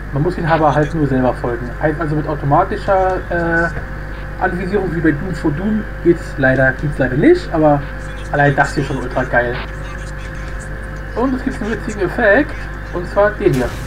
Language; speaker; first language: German; native; German